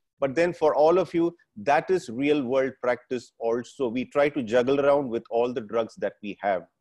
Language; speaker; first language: English; non-native, local second language; Tamil